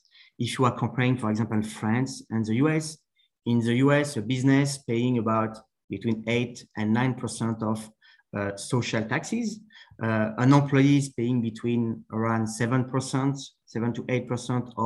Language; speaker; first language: English; non-native, fluent; French